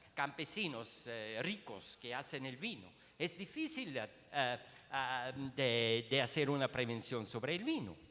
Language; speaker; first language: Spanish; non-native, learner; Swiss German